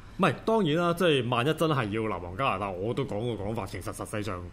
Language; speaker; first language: Cantonese; native; Cantonese